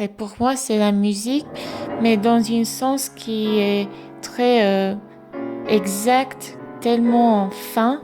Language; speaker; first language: French; non-native, fluent; English